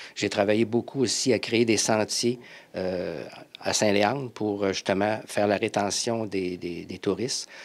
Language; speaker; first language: French; native; French